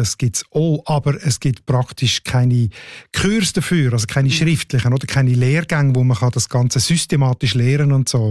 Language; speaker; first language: German; native; German